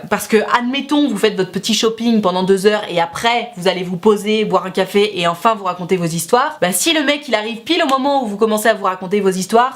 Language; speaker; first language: French; native; French